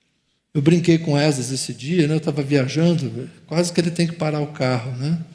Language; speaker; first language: Portuguese; native; Portuguese